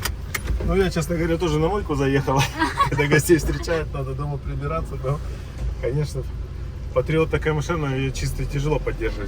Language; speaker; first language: Russian; native; Russian